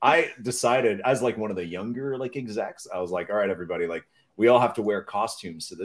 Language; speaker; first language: English; non-native, fluent; French